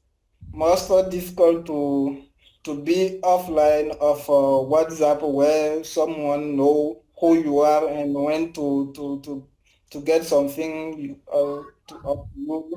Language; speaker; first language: English; non-native, learner; French